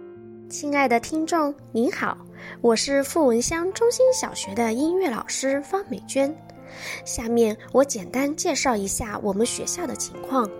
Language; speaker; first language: Chinese; native; Chinese